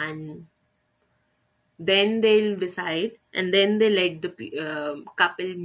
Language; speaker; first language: English; non-native, local second language; Hindi